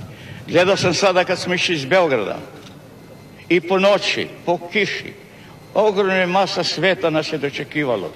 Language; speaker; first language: Bosnian; native; Bosnian